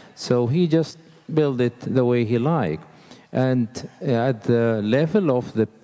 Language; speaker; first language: English; non-native, fluent; Arabic